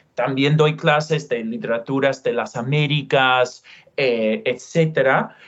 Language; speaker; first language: Spanish; non-native, fluent; English